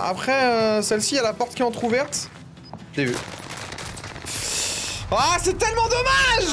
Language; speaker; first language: French; native; French